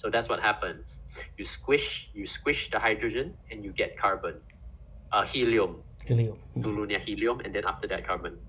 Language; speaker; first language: English; non-native, fluent; Indonesian